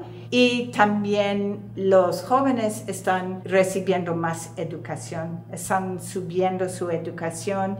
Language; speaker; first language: Spanish; non-native, fluent; English